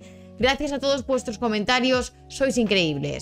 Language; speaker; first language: Spanish; native; Spanish